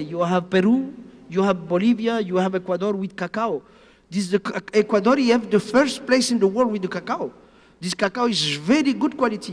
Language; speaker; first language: English; non-native, learner; Spanish